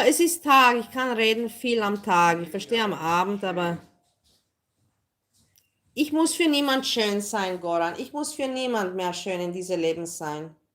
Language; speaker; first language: German; non-native, learner; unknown